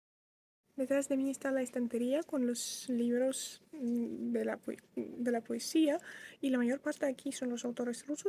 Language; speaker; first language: Spanish; non-native, fluent; Russian